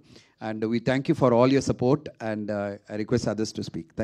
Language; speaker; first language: Telugu; non-native, fluent; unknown